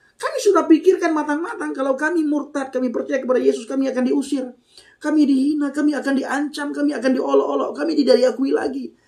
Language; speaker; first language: Indonesian; non-native, local second language; Achinese